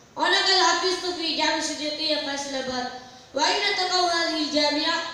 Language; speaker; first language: Arabic; non-native, learner; Urdu